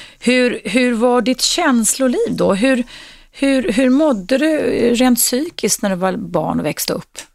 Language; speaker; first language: Swedish; native; Swedish